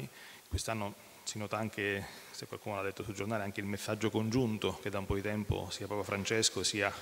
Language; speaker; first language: Italian; native; Italian